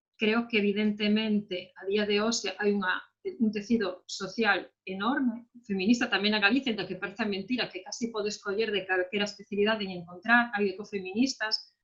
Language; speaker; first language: Galician; non-native, local second language; Spanish